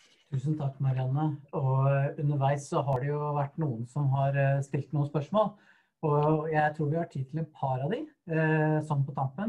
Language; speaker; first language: Norwegian; native; Norwegian